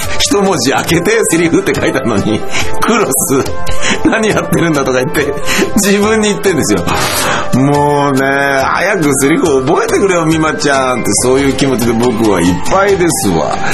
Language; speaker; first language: Japanese; native; Japanese